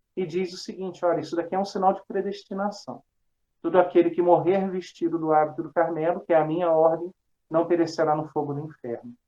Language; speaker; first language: Portuguese; native; Portuguese